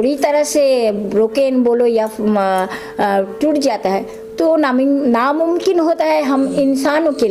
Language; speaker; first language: Hindi; non-native, local second language; Bangla